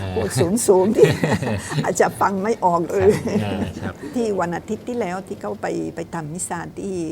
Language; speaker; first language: Thai; non-native, fluent; Spanish